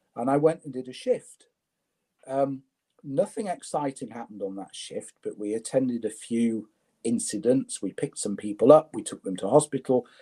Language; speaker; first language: English; native; English